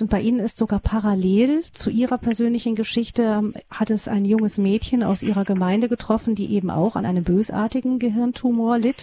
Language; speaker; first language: German; native; German